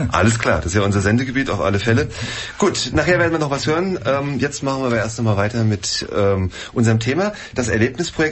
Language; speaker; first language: German; native; German